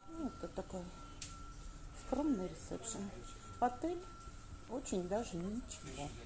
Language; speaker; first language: Russian; native; Russian